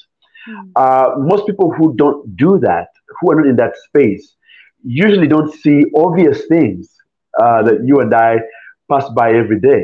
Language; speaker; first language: English; non-native, local second language; Ganda